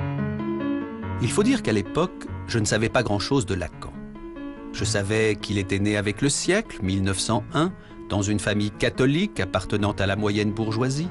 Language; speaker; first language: French; native; French